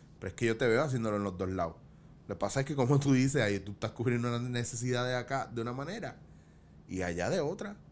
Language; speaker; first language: Spanish; native; Spanish